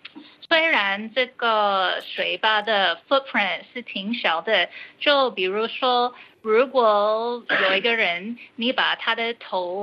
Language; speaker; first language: Chinese; early bilingual, heritage; Chinese